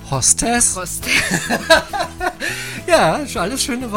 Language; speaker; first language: German; native; German